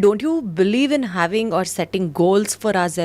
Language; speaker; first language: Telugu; native; Telugu